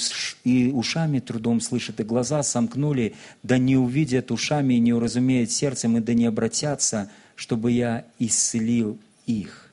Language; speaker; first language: Russian; native; Russian